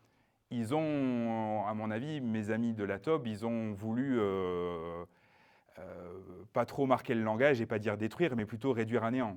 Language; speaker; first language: French; native; French